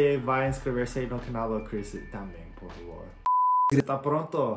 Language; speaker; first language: Portuguese; non-native, fluent; English